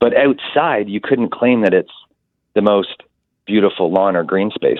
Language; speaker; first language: English; native; English